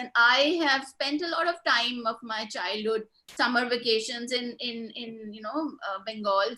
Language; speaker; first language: English; non-native, local second language; Hindi